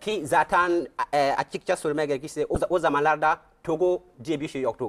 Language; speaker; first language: Turkish; non-native, fluent; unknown